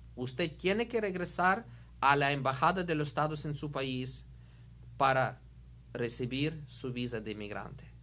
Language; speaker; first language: Spanish; non-native, fluent; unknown